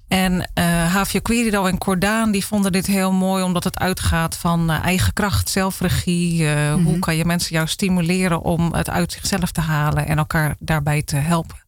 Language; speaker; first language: Dutch; native; Dutch